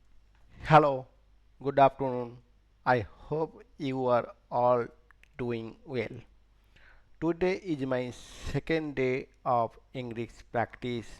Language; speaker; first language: English; non-native, fluent; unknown